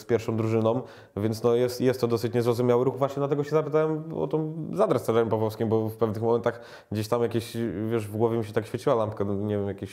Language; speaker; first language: Polish; native; Polish